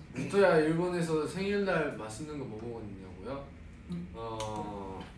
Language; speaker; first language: Korean; non-native, fluent; Japanese